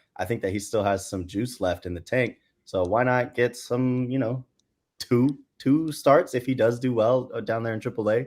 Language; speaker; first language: English; native; English